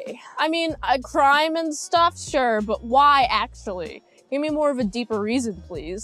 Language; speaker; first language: English; native; English